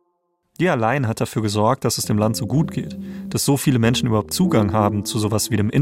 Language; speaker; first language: German; native; German